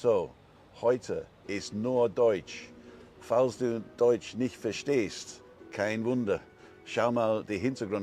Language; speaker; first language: German; non-native, learner; English